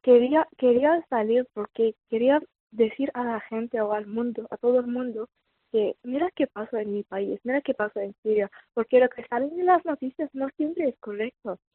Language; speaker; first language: Spanish; non-native, fluent; Arabic